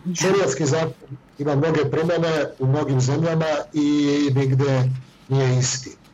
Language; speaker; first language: Serbian; native; Serbian